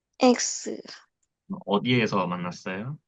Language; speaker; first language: Korean; non-native, fluent; Thai